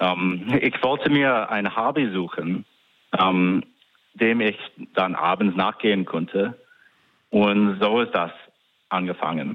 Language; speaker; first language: German; non-native, fluent; English